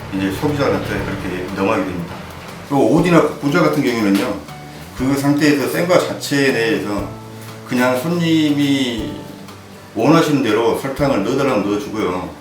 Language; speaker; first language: Korean; native; Korean